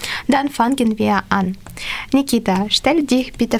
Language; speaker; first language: German; non-native, learner; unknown